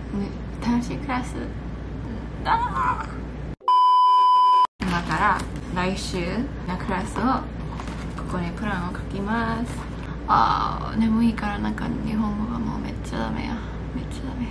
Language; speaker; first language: Japanese; early bilingual, heritage; English